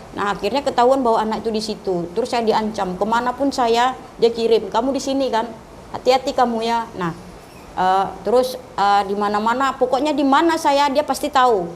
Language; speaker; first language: Indonesian; non-native, local second language; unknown